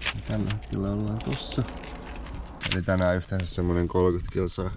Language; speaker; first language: Finnish; native; Finnish